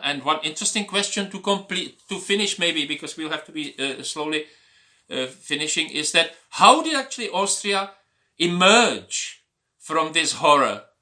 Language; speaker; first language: English; non-native, fluent; Czech